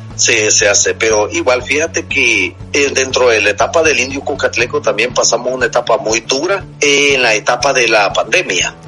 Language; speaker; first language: Spanish; native; Spanish